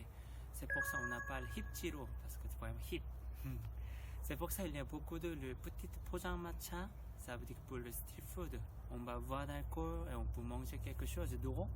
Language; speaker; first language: French; non-native, learner; Korean